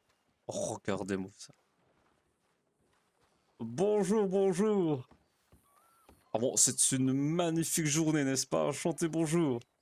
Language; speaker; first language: French; native; French